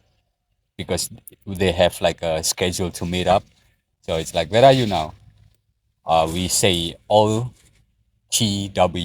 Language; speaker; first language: English; non-native, learner; Indonesian